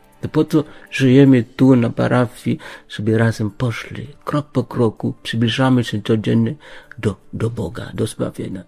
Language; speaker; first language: Polish; non-native, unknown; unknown